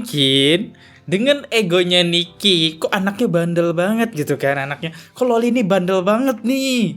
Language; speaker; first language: Indonesian; native; Indonesian